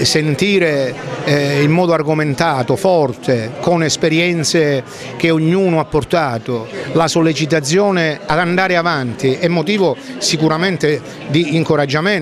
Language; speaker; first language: Italian; native; Italian